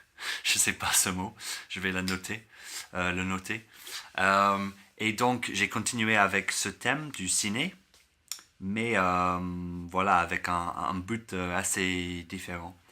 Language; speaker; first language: French; non-native, learner; English